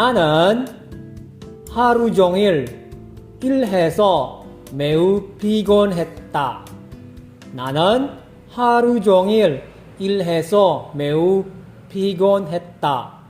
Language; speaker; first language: Korean; non-native, fluent; Indonesian